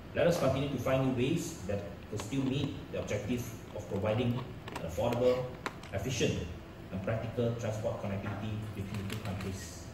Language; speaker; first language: English; non-native, local second language; Chinese